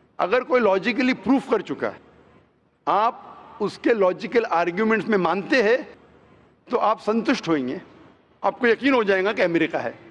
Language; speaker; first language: Hindi; non-native, local second language; Konkani